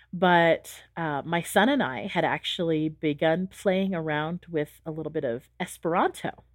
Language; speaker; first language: English; native; English